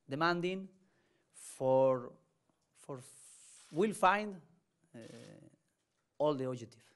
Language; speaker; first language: English; non-native, learner; Spanish